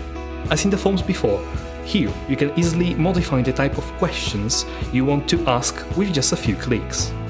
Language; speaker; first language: English; non-native, fluent; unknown